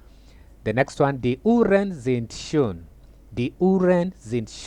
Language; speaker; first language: German; non-native, fluent; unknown